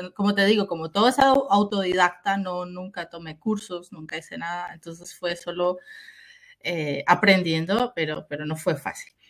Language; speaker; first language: Spanish; native; Spanish